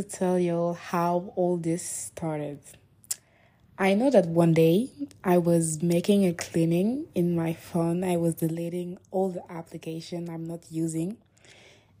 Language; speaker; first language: English; non-native, fluent; French